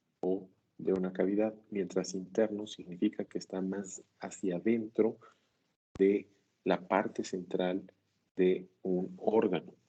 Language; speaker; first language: Spanish; native; Spanish